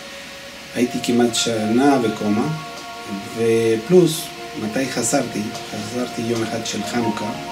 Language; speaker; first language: Hebrew; non-native, fluent; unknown